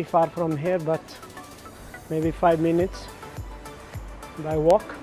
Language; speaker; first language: English; non-native, learner; Hindi